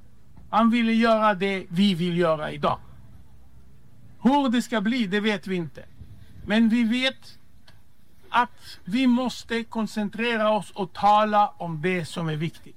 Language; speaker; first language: Swedish; non-native, fluent; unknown